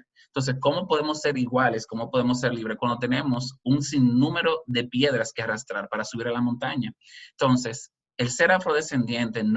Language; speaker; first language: Spanish; native; Spanish